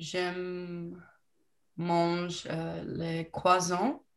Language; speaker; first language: French; non-native, learner; English